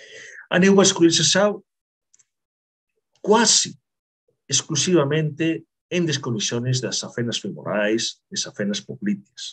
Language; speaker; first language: Spanish; native; Spanish